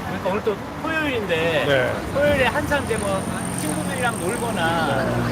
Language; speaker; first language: Korean; native; Korean